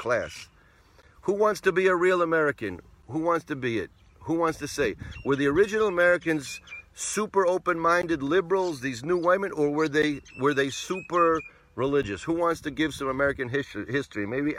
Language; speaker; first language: English; native; English